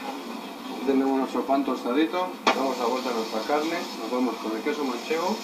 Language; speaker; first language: Spanish; native; Spanish